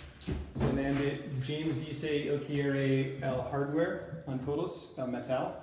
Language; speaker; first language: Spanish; non-native, learner; English